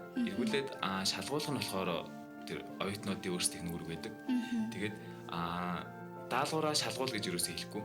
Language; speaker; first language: Mongolian; native; Mongolian